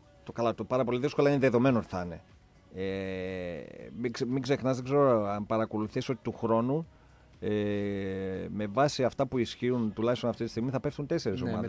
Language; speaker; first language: Greek; native; Greek